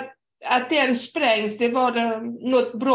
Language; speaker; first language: Swedish; non-native, fluent; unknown